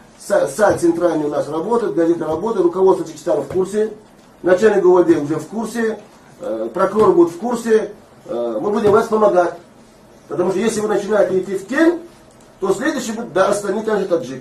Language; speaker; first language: Russian; non-native, fluent; Tajik